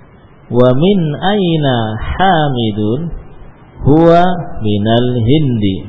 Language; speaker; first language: Arabic; non-native, fluent; Indonesian